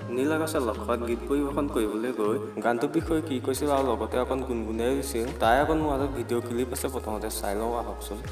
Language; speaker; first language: Assamese; native; Assamese